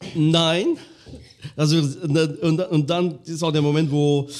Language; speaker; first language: German; non-native, fluent; French